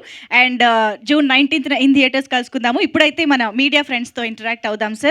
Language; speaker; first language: Telugu; native; Telugu